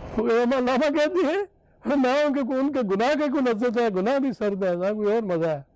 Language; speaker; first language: Urdu; non-native, local second language; Punjabi